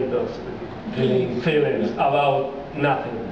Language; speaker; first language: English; non-native, learner; Spanish